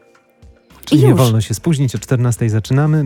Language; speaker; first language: Polish; native; Polish